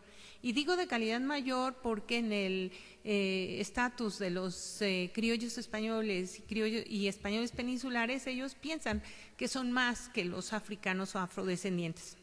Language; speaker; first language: Spanish; native; Spanish